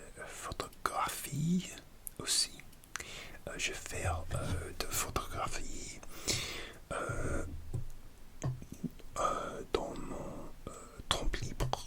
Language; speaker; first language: French; non-native, learner; English